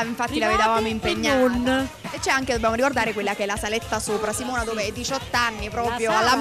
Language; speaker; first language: Italian; native; Italian